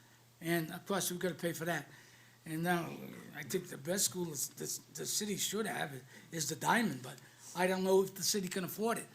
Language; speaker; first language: English; native; English